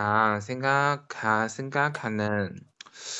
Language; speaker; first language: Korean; non-native, learner; Chinese